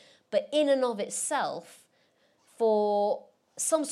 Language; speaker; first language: English; native; English